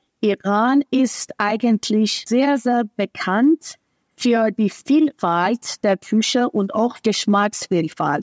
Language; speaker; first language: German; non-native, fluent; Persian